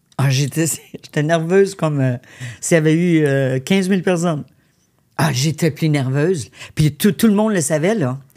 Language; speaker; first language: French; native; French